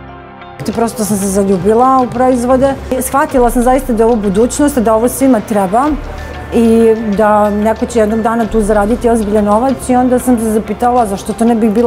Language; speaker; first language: Serbian; native; Serbian